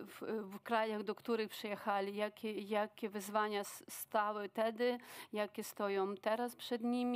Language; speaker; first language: Polish; non-native, fluent; Ukrainian